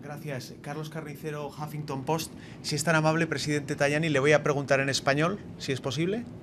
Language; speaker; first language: Spanish; native; Spanish